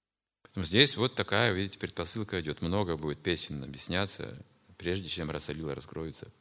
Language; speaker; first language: Russian; native; Russian